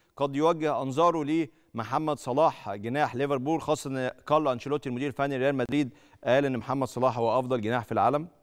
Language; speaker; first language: Arabic; native; Arabic